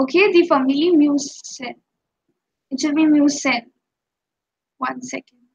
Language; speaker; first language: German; non-native, fluent; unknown